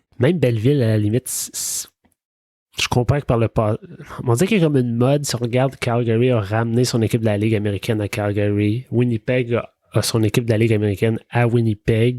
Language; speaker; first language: French; native; French